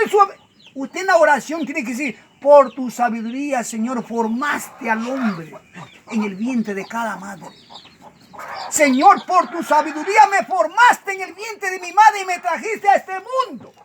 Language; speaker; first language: Spanish; native; Spanish